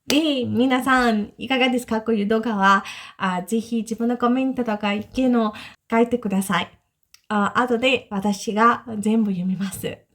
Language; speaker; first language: Japanese; non-native, fluent; Ukrainian